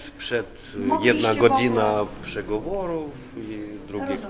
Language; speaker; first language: Polish; non-native, learner; Ukrainian